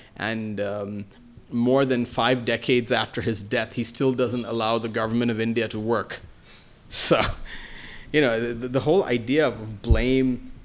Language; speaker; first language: English; non-native, local second language; Malayalam